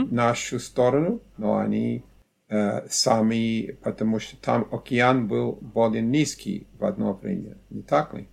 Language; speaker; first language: Russian; non-native, learner; English